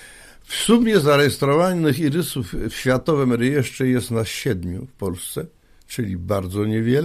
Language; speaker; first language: Polish; native; Polish